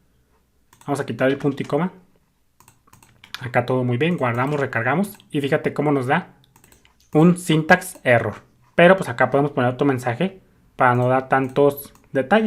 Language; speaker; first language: Spanish; native; Spanish